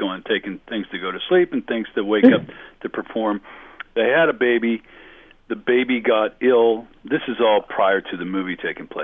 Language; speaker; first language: English; native; English